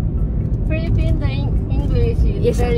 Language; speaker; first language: English; non-native, learner; Japanese